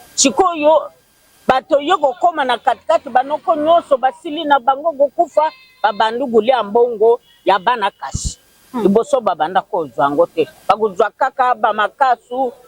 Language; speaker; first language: Lingala; non-native, local second language; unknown